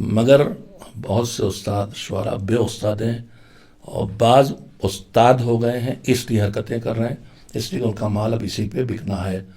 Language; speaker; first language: Urdu; native; Urdu